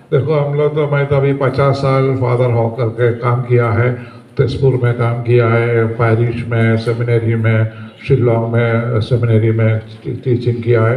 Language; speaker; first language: Hindi; non-native, local second language; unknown